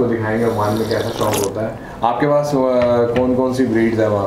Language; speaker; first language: Hindi; native; Hindi